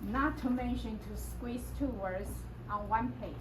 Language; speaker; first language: English; non-native, fluent; Chinese